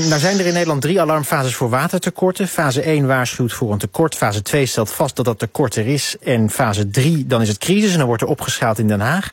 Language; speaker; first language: Dutch; native; Dutch